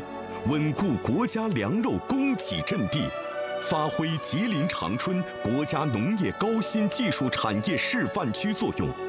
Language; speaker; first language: Chinese; native; Chinese